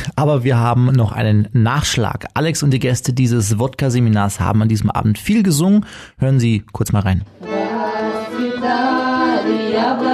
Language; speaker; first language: German; native; German